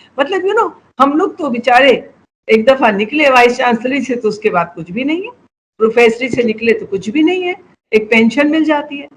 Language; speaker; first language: Urdu; native; Urdu